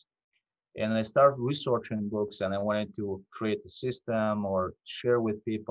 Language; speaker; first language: English; non-native, fluent; Russian